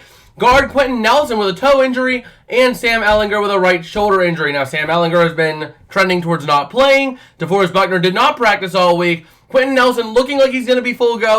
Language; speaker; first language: English; native; English